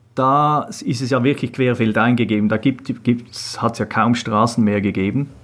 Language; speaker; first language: German; native; German